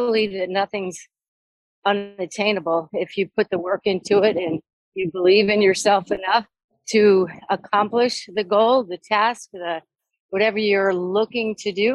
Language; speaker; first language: English; native; English